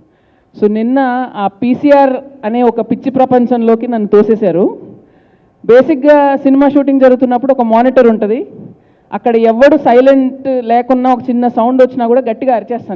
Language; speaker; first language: Telugu; native; Telugu